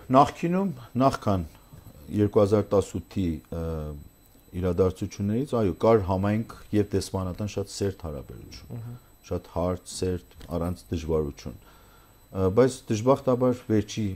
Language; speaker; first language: Armenian; native; Armenian